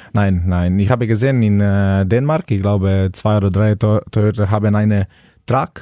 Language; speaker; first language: German; non-native, learner; Slovenian